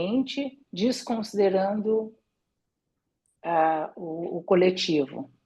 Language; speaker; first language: Portuguese; native; Portuguese